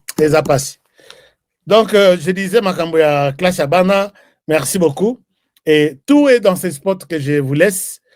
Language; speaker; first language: French; non-native, local second language; Lingala